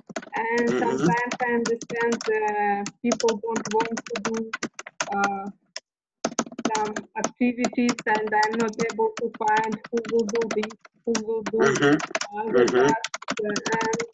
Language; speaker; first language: English; non-native, learner; Russian